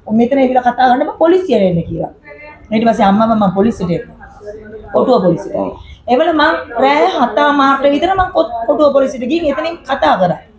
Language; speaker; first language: Sinhala; non-native, local second language; Tamil